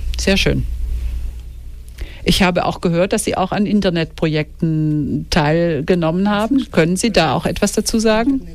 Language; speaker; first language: German; native; German